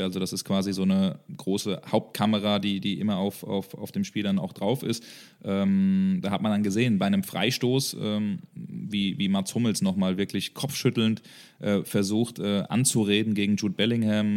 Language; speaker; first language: German; native; German